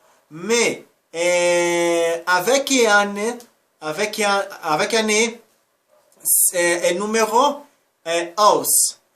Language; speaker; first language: French; non-native, learner; Spanish